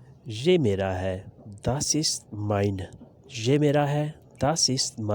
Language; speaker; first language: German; non-native, learner; Urdu